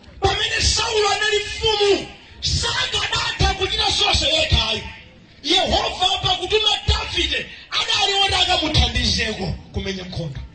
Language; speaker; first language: Nyanja; native; Nyanja